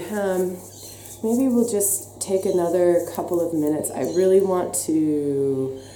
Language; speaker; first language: English; native; English